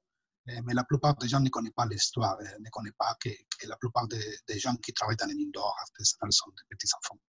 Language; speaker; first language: French; non-native, fluent; Spanish